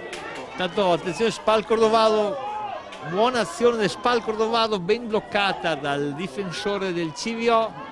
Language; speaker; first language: Italian; native; Italian